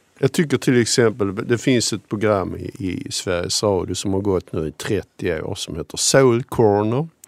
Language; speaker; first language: Swedish; native; Swedish